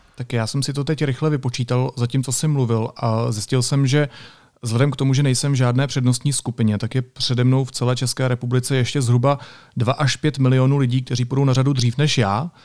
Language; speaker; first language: Czech; native; Czech